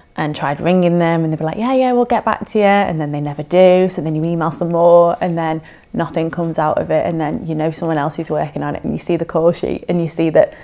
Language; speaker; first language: English; native; English